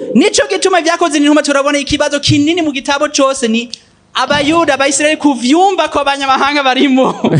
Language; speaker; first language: Rundi; non-native, fluent; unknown